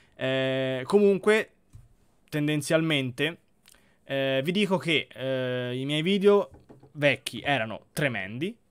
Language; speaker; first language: Italian; native; Italian